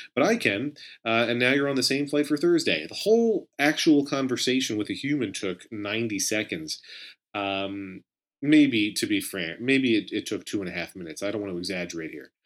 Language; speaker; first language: English; native; English